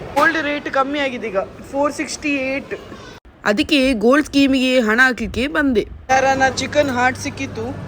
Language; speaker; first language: Kannada; non-native, local second language; Tulu